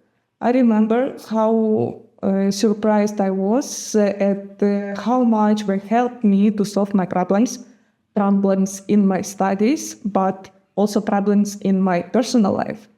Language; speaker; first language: English; non-native, fluent; Gagauz